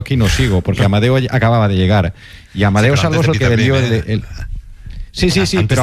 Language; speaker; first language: Spanish; native; Spanish